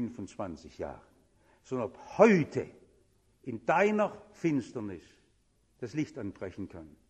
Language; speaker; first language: German; native; German